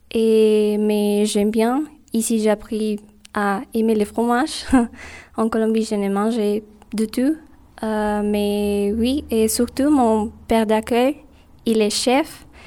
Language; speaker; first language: French; non-native, learner; Spanish